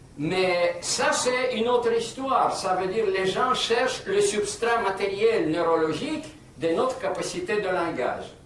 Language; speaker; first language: French; non-native, fluent; Russian